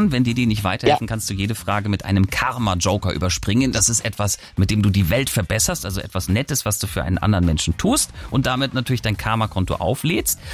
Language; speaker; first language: German; native; German